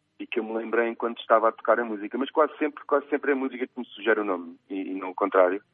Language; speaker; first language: Portuguese; native; Portuguese